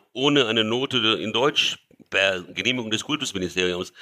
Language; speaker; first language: German; early bilingual, other home language; Hungarian